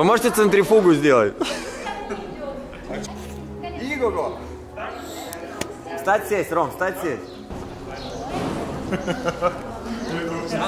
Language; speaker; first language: Russian; native; Russian